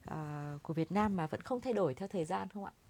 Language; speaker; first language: Vietnamese; native; Vietnamese